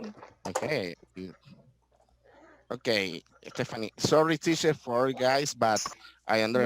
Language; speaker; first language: English; non-native, learner; Spanish